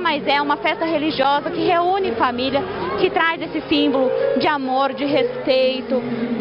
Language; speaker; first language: Portuguese; native; Portuguese